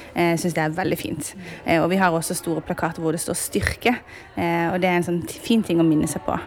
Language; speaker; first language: Norwegian; native; Norwegian